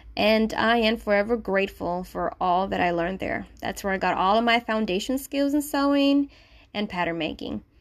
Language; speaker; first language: English; non-native, fluent; Spanish